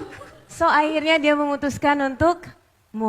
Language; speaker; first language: Indonesian; native; Indonesian